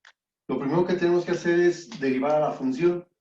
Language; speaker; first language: Spanish; native; Spanish